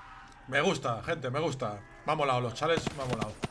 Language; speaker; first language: Spanish; native; Spanish